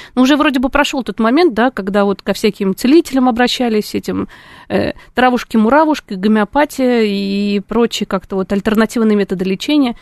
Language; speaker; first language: Russian; native; Russian